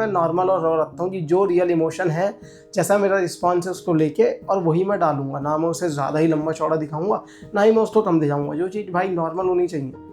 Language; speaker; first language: Hindi; native; Hindi